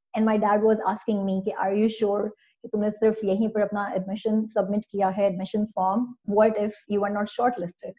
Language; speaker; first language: English; non-native, local second language; Urdu